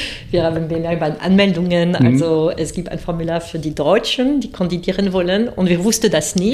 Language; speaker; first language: German; non-native, fluent; French